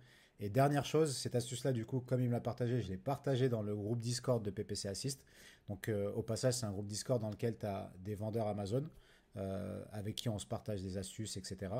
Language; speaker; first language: French; native; French